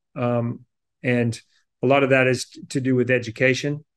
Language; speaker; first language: English; native; English